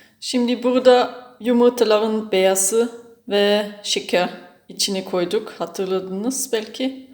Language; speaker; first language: Turkish; non-native, learner; German